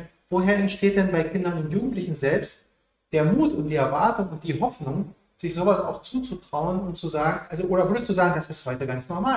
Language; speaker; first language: German; native; German